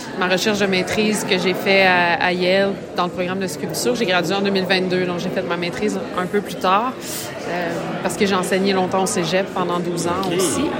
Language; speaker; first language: French; native; French